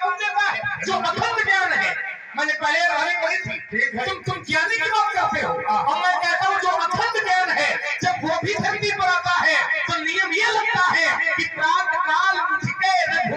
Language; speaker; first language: Hindi; native; Hindi